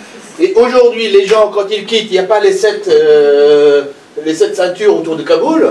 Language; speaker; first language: French; non-native, fluent; Persian